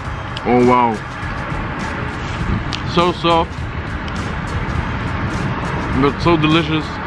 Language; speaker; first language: English; non-native, learner; Bosnian